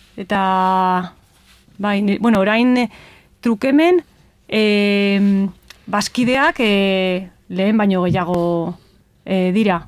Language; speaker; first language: Basque; non-native, local second language; Spanish